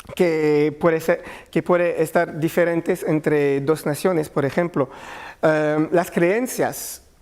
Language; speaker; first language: Spanish; non-native, learner; French